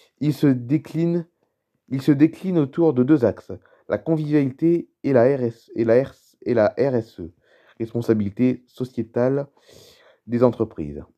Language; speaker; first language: French; native; French